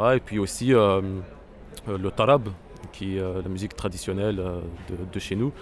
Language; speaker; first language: French; non-native, local second language; Arabic